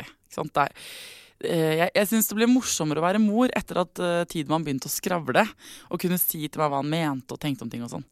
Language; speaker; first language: Norwegian; native; Norwegian